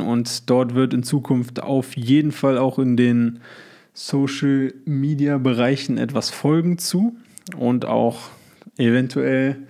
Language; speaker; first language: German; native; German